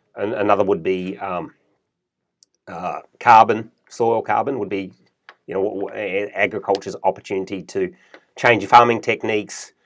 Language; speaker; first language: English; native; English